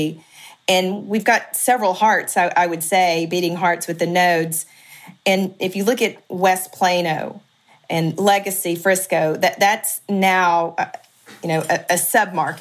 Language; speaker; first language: English; native; English